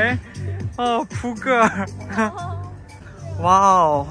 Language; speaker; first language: English; non-native, learner; Chinese